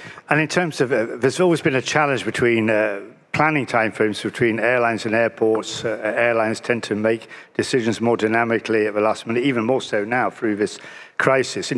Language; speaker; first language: English; native; English